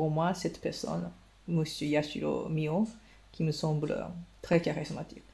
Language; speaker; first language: French; non-native, fluent; Japanese